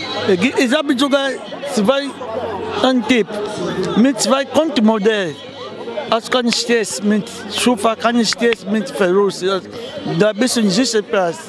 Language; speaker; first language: German; non-native, learner; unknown